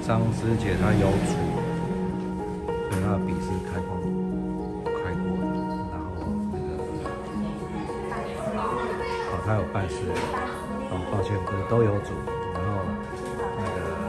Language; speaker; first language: Chinese; native; Chinese